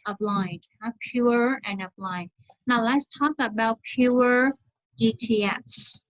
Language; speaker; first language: English; non-native, fluent; Vietnamese